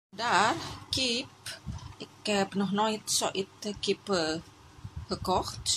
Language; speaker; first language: Dutch; non-native, learner; Indonesian